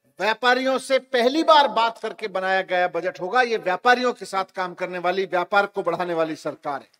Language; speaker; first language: Hindi; native; Hindi